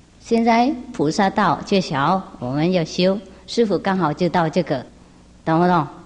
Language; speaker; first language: Chinese; non-native, fluent; Vietnamese